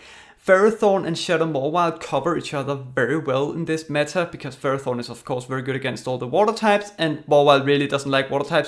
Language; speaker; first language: English; native; English